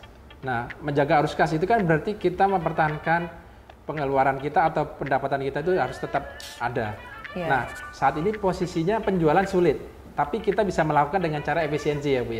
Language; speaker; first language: Indonesian; native; Indonesian